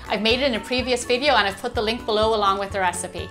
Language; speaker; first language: English; native; English